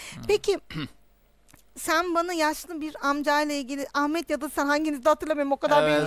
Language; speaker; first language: Turkish; native; Turkish